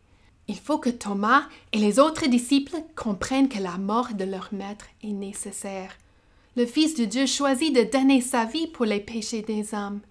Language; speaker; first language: French; native; French